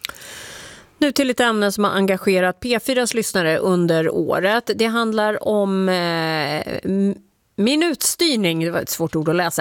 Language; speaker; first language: Swedish; native; Swedish